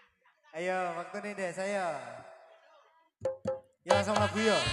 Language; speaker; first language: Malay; non-native, local second language; Javanese